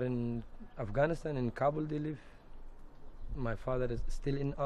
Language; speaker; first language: English; non-native, learner; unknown